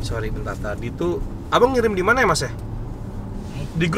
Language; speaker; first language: Indonesian; native; Indonesian